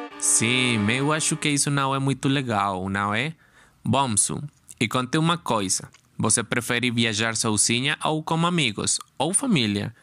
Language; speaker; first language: Portuguese; non-native, learner; Spanish